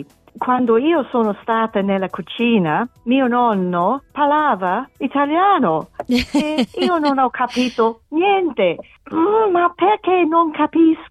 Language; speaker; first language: Italian; non-native, learner; German